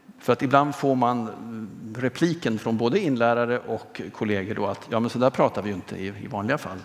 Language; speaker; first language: Swedish; native; Swedish